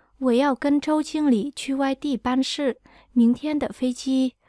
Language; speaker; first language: Chinese; non-native, fluent; Vietnamese